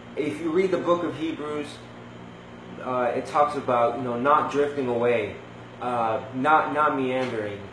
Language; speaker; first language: English; early bilingual, other home language; Spanish